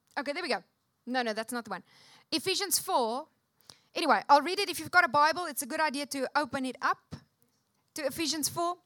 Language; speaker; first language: English; non-native, local second language; Afrikaans